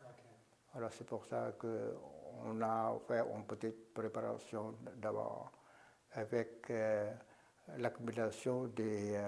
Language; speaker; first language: French; non-native, local second language; Vietnamese